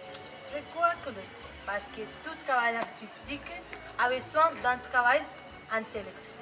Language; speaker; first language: French; non-native, fluent; Spanish